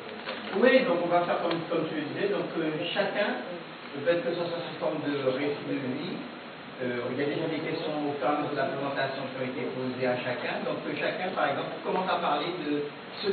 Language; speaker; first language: French; native; French